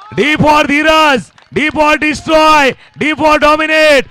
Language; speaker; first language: Hindi; non-native, local second language; Marathi